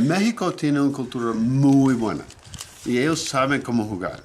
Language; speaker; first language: Spanish; non-native, learner; English